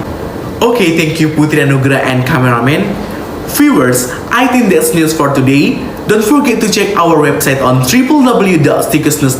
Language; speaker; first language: English; non-native, learner; Indonesian